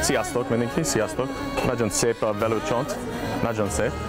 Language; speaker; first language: Hungarian; non-native, learner; English